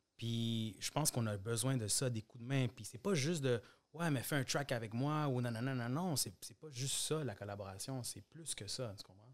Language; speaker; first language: French; early bilingual, other home language; Spanish